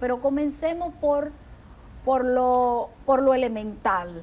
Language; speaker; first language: Spanish; native; Spanish